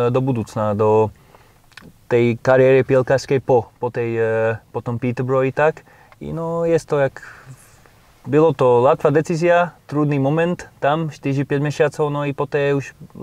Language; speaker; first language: Polish; non-native, learner; Slovak